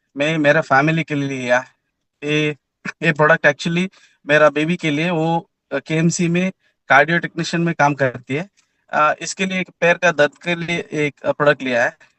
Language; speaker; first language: Hindi; non-native, local second language; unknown